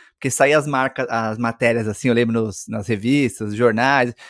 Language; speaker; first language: Portuguese; native; Portuguese